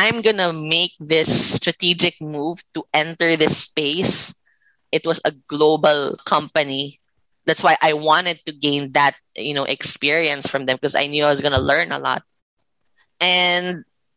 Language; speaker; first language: English; non-native, local second language; Filipino